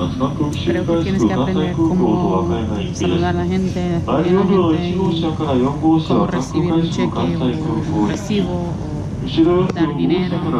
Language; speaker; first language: Spanish; non-native, fluent; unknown